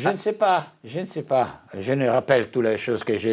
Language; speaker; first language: French; non-native, learner; Italian